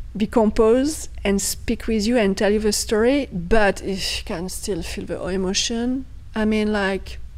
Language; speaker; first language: English; non-native, fluent; French